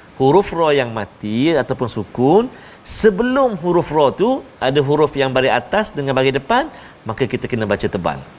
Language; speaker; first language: Malay; native; Malay